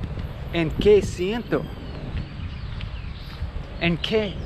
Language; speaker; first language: Spanish; non-native, learner; English